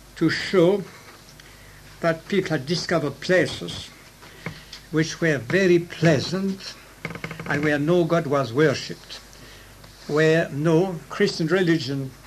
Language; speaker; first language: English; non-native, fluent; French